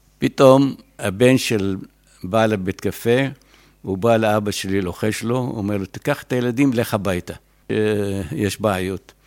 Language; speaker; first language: Hebrew; non-native, fluent; Arabic